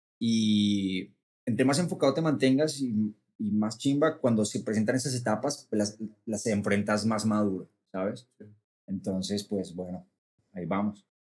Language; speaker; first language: Spanish; native; Spanish